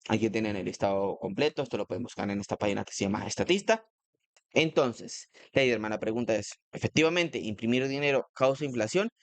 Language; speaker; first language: Spanish; native; Spanish